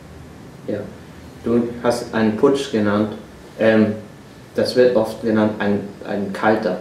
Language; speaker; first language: German; native; German